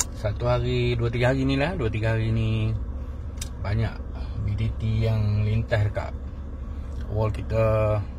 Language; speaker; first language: Malay; native; Malay